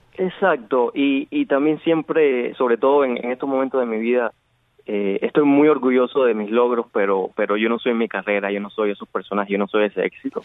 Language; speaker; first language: Spanish; native; Spanish